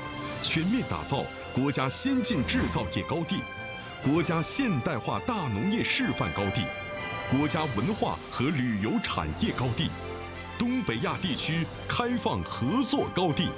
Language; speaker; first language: Chinese; native; Chinese